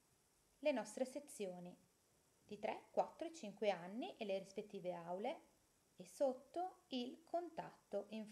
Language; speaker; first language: Italian; native; Italian